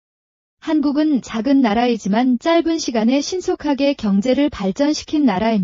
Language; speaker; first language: Korean; non-native, learner; Nepali